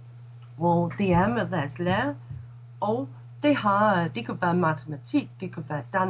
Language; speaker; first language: Danish; non-native, fluent; English